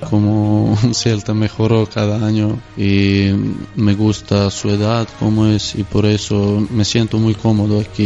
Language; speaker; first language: Spanish; non-native, learner; Serbian